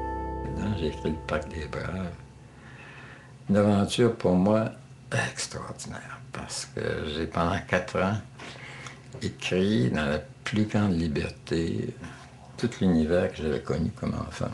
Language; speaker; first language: French; native; French